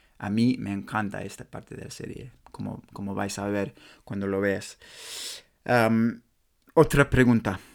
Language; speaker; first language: Spanish; non-native, learner; English